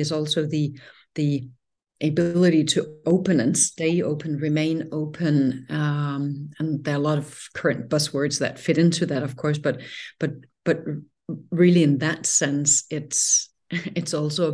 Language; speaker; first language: English; non-native, fluent; Danish